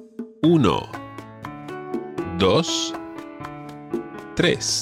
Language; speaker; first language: Spanish; non-native, fluent; English